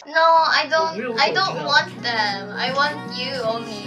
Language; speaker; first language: English; non-native, learner; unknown